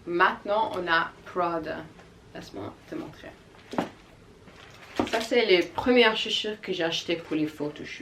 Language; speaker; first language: French; non-native, learner; English